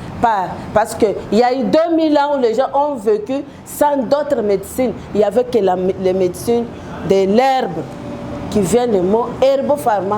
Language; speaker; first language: French; non-native, local second language; Lingala